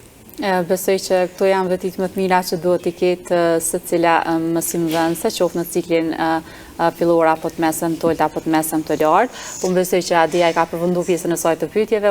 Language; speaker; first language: Albanian; native; Albanian